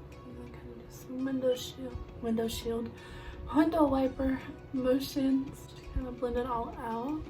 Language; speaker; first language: English; native; English